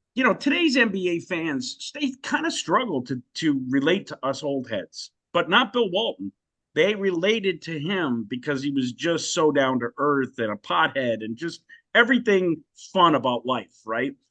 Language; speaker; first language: English; native; English